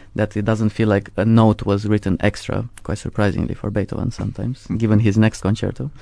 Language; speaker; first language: English; non-native, fluent; Romanian